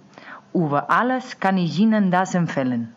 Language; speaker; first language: German; non-native, learner; Spanish